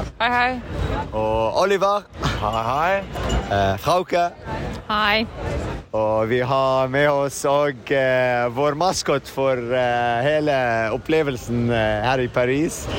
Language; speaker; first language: Norwegian; non-native, fluent; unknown